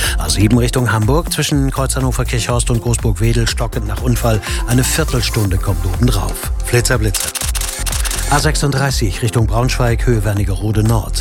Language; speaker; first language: German; native; German